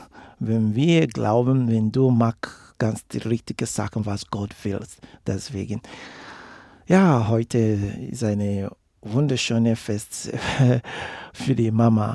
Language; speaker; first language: German; non-native, learner; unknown